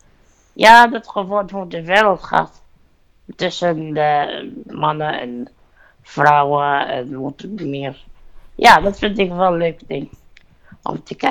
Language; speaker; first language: Dutch; non-native, learner; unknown